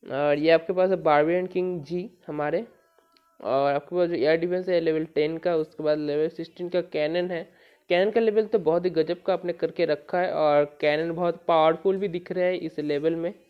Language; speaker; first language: Hindi; non-native, local second language; Bangla